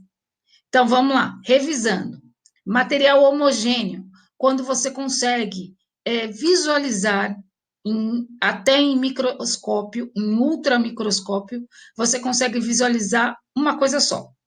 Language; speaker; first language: Portuguese; native; Portuguese